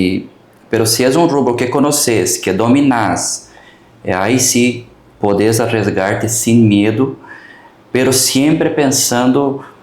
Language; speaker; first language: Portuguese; early bilingual, heritage; Portuguese